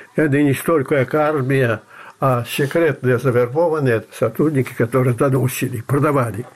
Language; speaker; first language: Russian; non-native, fluent; Belarusian